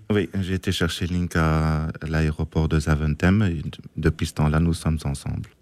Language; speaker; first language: French; native; French